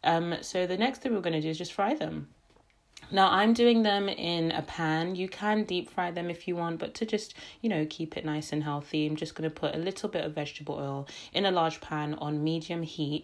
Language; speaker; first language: English; native; English